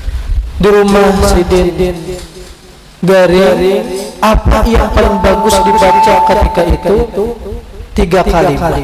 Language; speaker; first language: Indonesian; non-native, local second language; Banjar